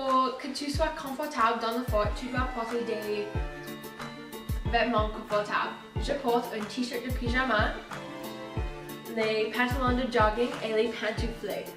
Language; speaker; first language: French; non-native, learner; English